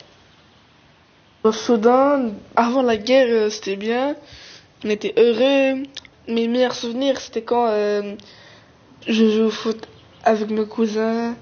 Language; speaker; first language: French; early bilingual, other home language; Arabic